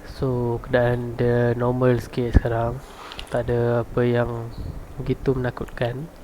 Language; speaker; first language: Malay; non-native, local second language; Tamil